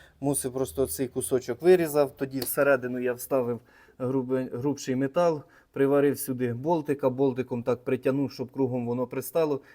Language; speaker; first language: Ukrainian; native; Ukrainian